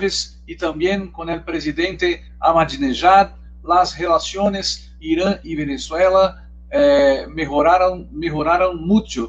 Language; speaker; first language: Spanish; non-native, learner; Portuguese